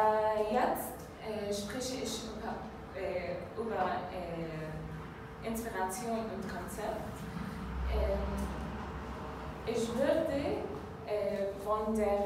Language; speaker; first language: German; non-native, learner; Arabic